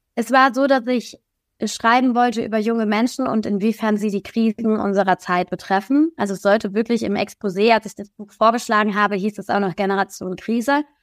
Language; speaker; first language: German; native; German